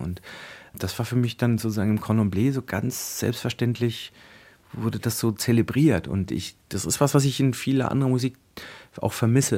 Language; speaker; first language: German; native; German